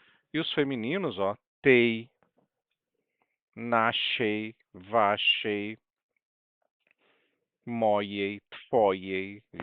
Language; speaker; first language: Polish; non-native, fluent; Portuguese